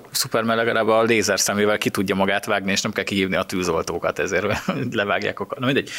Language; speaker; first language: Hungarian; native; Hungarian